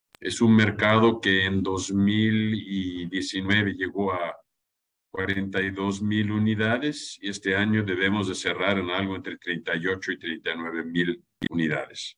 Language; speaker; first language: Spanish; non-native, fluent; German